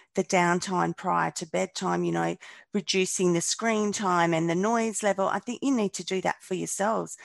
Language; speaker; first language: English; native; English